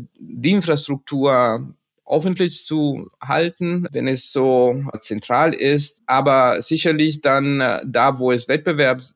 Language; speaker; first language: German; non-native, fluent; Italian